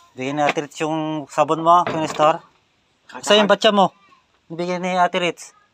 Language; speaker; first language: Filipino; native; Filipino